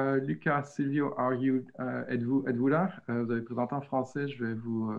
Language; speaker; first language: French; native; French